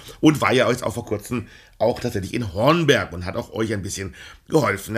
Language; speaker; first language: German; native; German